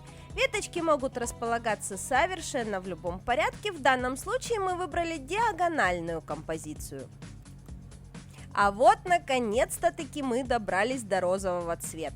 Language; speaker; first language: Russian; native; Russian